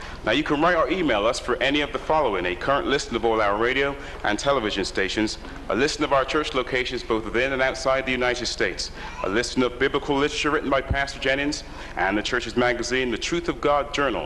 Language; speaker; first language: English; native; English